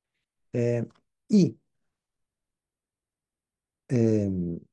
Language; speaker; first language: French; non-native, learner; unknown